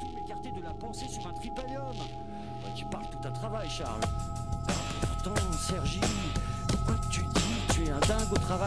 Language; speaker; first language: French; native; French